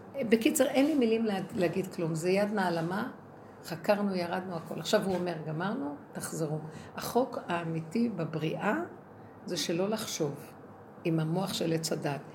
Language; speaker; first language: Hebrew; native; Hebrew